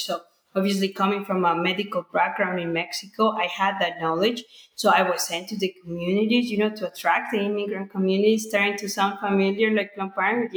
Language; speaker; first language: English; non-native, fluent; Spanish